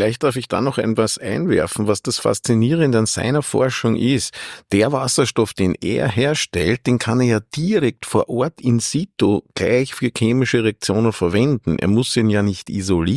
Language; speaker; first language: German; native; German